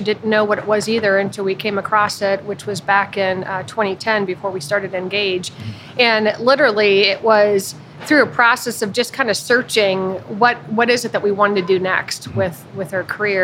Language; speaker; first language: English; native; English